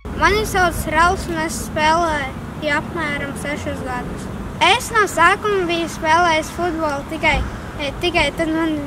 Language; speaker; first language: Latvian; native; Latvian